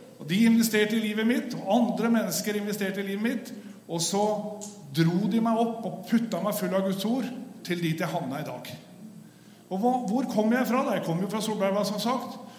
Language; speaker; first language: Norwegian; native; Norwegian